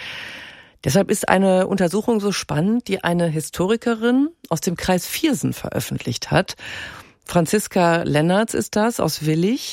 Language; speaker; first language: German; native; German